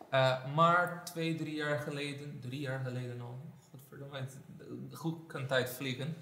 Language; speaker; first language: Dutch; non-native, fluent; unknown